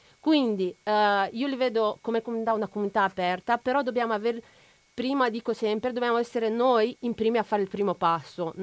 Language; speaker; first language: Italian; non-native, fluent; Romanian